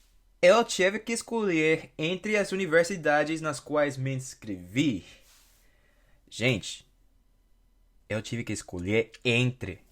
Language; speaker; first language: Portuguese; non-native, fluent; English